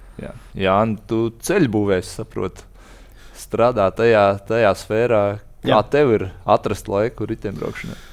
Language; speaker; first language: Latvian; native; Latvian